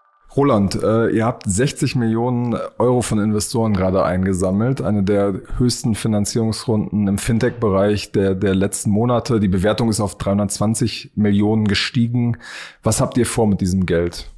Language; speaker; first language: German; native; German